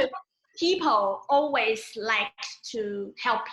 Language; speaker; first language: English; non-native, learner; Chinese